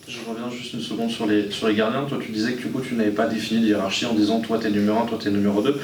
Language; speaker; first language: French; native; French